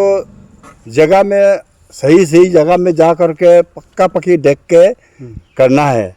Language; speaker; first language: Hindi; non-native, local second language; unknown